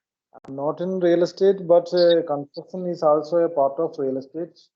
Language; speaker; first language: English; non-native, learner; Malayalam